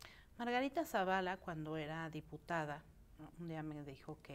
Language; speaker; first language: Spanish; native; Spanish